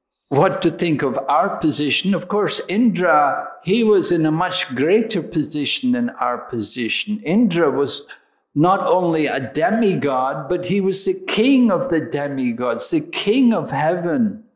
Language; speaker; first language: English; native; English